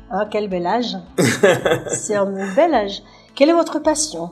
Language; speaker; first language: French; native; French